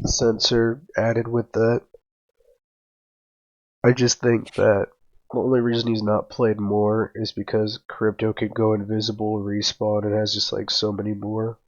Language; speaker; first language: English; native; English